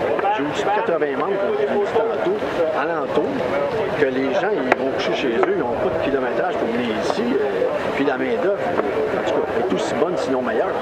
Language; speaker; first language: French; native; French